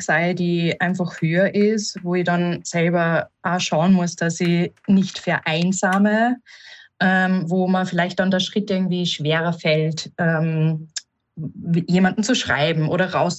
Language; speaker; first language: German; native; German